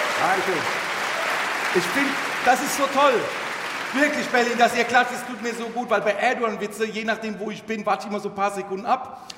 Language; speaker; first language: German; early bilingual, other home language; Turkish